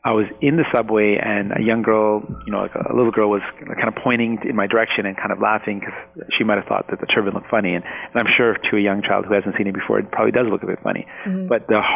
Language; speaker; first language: English; non-native, fluent; Punjabi